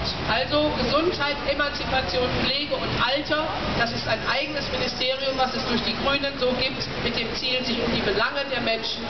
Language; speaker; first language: German; native; German